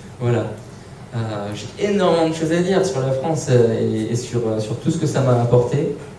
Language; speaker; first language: French; early bilingual, other home language; Persian